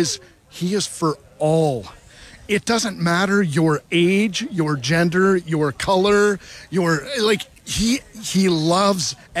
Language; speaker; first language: English; native; English